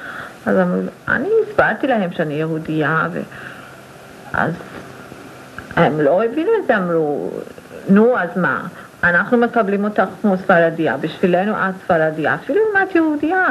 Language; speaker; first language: Hebrew; non-native, fluent; Spanish